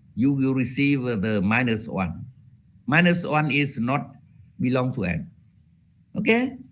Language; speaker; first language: English; non-native, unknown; Vietnamese